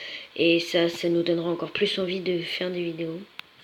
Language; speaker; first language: French; native; French